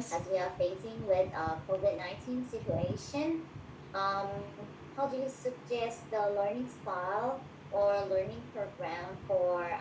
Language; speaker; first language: English; non-native, fluent; Thai